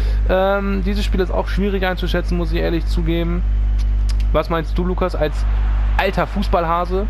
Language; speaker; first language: German; native; German